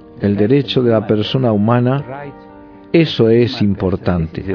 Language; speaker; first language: Spanish; non-native, fluent; Arabic